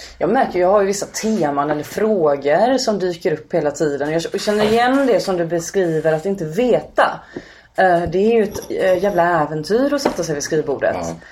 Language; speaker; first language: Swedish; native; Swedish